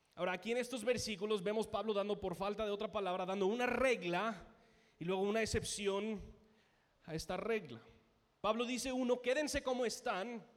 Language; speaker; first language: Spanish; non-native, fluent; English